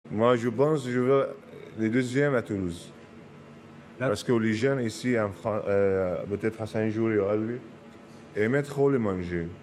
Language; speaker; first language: French; non-native, learner; Arabic